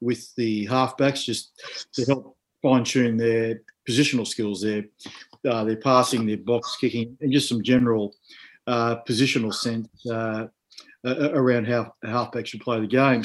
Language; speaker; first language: English; native; English